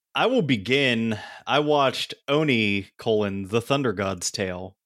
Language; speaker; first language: English; native; English